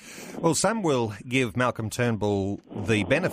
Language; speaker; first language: English; native; English